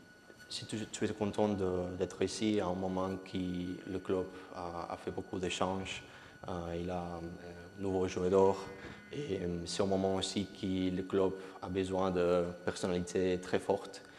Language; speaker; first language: French; non-native, fluent; Spanish